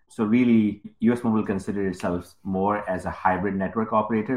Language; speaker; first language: English; non-native, local second language; Urdu